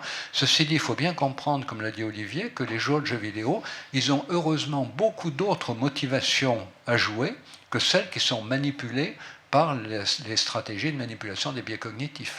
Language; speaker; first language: French; native; French